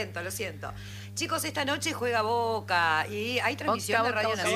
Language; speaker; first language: Spanish; native; Spanish